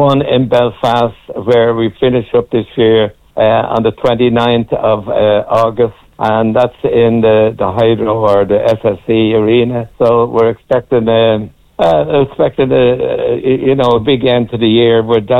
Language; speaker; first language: English; native; English